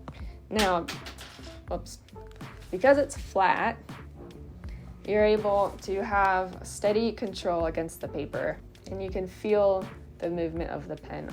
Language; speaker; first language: English; native; English